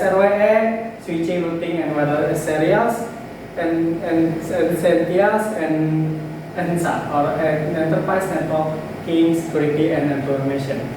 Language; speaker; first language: English; non-native, learner; Indonesian